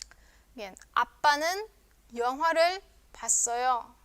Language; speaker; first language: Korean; non-native, fluent; Spanish